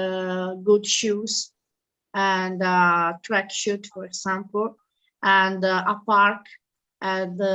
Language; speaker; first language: English; non-native, learner; Italian